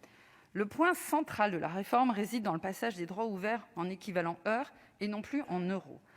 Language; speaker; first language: French; native; French